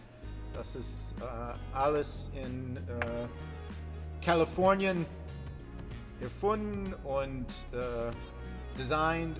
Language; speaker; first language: German; non-native, fluent; English